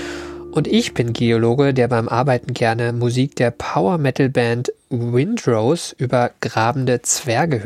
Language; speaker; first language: German; native; German